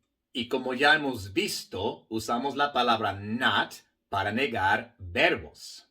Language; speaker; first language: Spanish; non-native, fluent; English